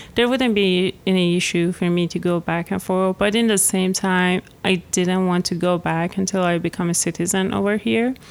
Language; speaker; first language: English; non-native, fluent; Persian